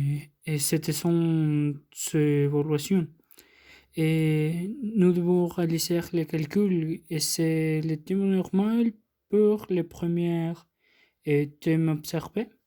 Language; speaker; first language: French; non-native, learner; Spanish